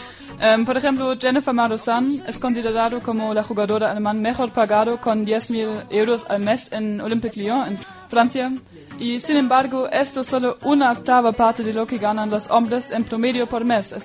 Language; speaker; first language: Spanish; non-native, fluent; German